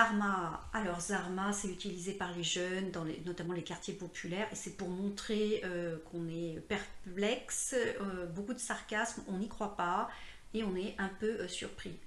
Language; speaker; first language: French; native; French